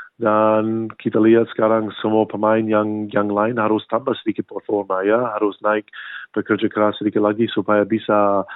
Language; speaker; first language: Indonesian; early bilingual, heritage; English